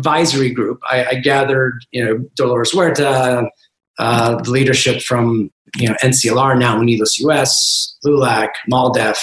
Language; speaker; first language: English; native; English